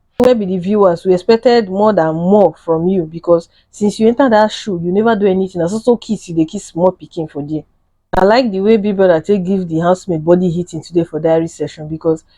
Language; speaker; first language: Nigerian Pidgin; native; Nigerian Pidgin